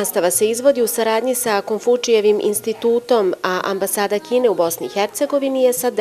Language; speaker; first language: Bosnian; native; Bosnian